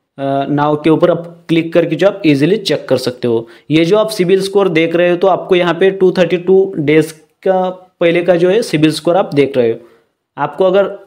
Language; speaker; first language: Hindi; non-native, local second language; Marathi